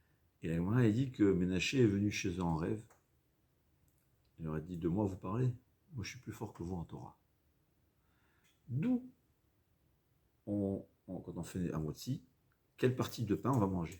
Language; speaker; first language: French; native; French